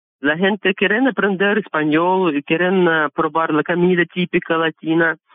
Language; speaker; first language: Spanish; non-native, learner; Russian